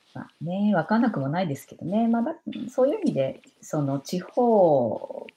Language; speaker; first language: Japanese; native; Japanese